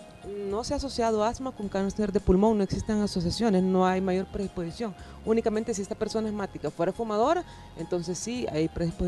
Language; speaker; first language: Spanish; native; Spanish